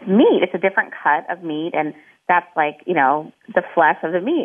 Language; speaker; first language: English; native; English